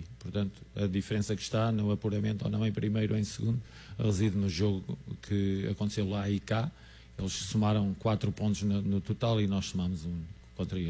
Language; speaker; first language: Portuguese; native; Portuguese